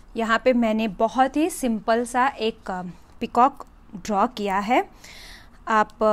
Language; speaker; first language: Hindi; non-native, local second language; Gujarati